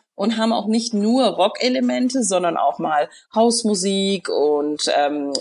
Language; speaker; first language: German; native; German